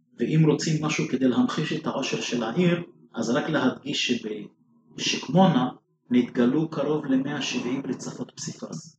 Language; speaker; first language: Hebrew; non-native, local second language; Arabic